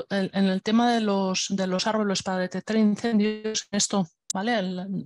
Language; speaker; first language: Spanish; non-native, local second language; Catalan